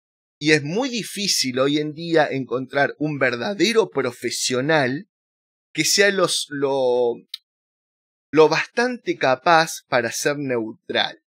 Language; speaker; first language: Spanish; native; Spanish